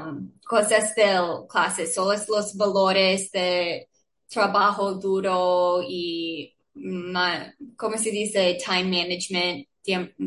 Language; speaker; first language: Spanish; non-native, learner; English